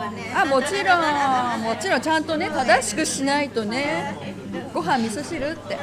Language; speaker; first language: Japanese; native; Japanese